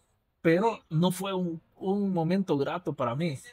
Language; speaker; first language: Spanish; native; Spanish